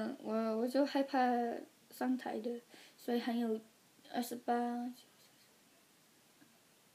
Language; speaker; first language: Chinese; early bilingual, heritage; Chinese